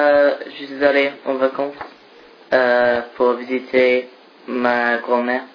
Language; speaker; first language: French; non-native, learner; English